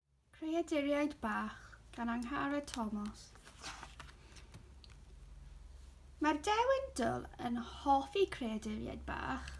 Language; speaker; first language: Welsh; non-native, local second language; English